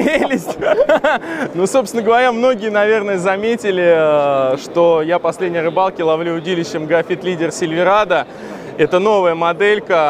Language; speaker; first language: Russian; native; Russian